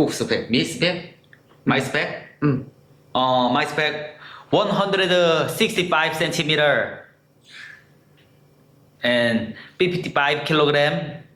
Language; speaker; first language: English; non-native, learner; Korean